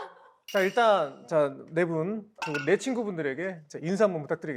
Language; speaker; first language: Korean; native; Korean